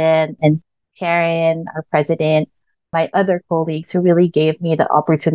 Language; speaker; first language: English; non-native, local second language; Filipino